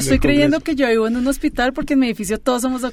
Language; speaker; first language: Spanish; native; Spanish